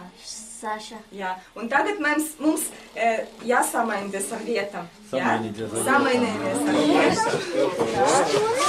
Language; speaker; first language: Latvian; non-native, local second language; Russian